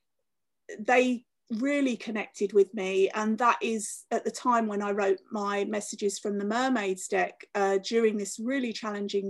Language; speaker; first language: English; native; English